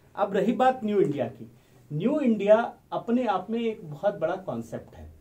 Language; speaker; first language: Hindi; native; Hindi